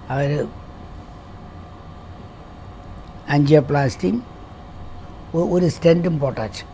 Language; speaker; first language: Tamil; non-native, local second language; Malayalam